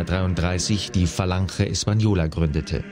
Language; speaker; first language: German; native; German